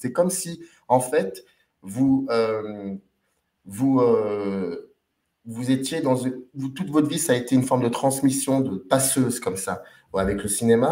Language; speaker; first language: French; native; French